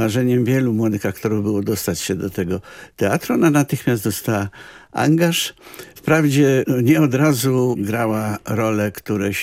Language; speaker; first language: Polish; native; Polish